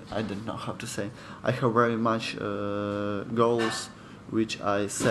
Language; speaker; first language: English; non-native, learner; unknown